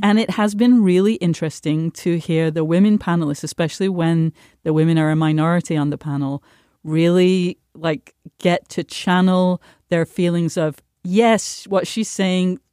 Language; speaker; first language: English; native; English